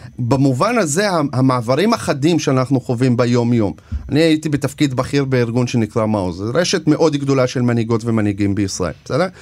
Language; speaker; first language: Hebrew; non-native, local second language; Arabic